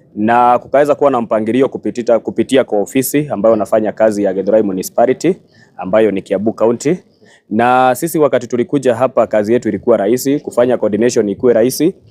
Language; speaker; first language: Swahili; non-native, local second language; Kikuyu